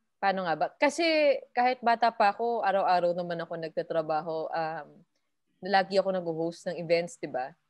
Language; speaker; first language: Filipino; native; Filipino